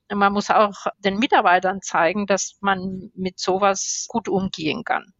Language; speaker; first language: German; non-native, fluent; Spanish